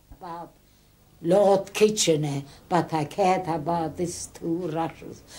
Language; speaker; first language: English; early bilingual, other home language; Polish